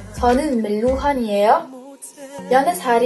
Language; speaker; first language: Korean; non-native, learner; French